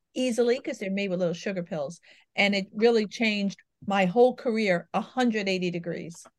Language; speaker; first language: English; native; English